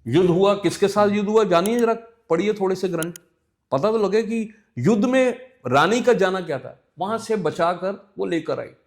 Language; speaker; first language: Hindi; non-native, local second language; Punjabi